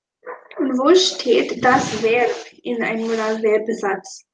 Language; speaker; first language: German; non-native, fluent; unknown